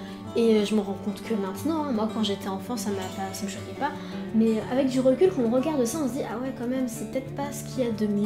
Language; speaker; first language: French; native; French